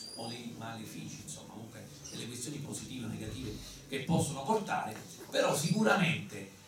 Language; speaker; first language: Italian; native; Italian